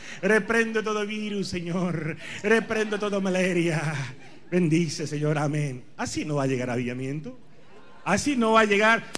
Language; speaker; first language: Spanish; non-native, fluent; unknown